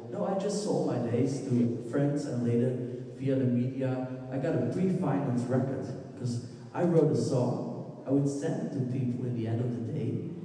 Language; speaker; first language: English; non-native, fluent; Dutch